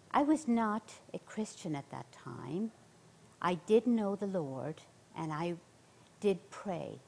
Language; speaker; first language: English; native; English